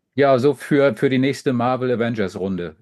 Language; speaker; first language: German; native; German